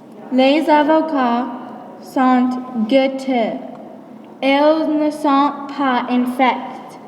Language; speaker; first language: French; non-native, learner; English